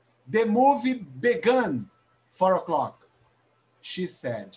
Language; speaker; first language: English; non-native, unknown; Portuguese